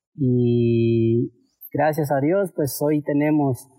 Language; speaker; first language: Spanish; native; Spanish